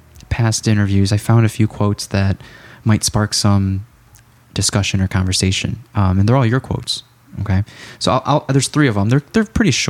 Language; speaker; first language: English; native; English